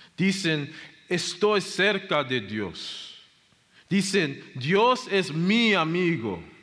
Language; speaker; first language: Spanish; non-native, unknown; English